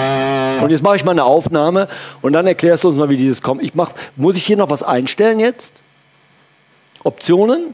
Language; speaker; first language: German; native; German